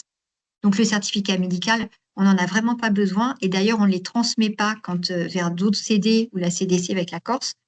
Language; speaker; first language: French; native; French